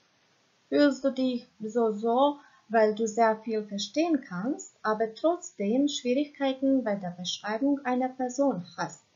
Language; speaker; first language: German; non-native, fluent; Croatian